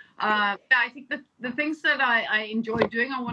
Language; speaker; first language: English; non-native, fluent; Danish